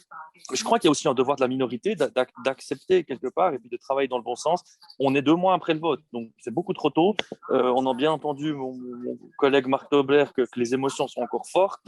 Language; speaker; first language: French; native; French